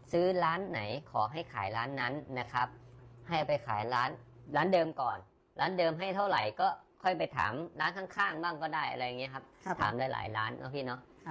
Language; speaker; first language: Thai; native; Thai